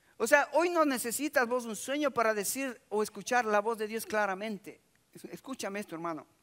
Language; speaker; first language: Spanish; native; Spanish